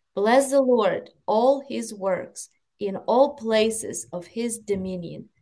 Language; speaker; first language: English; non-native, fluent; Ukrainian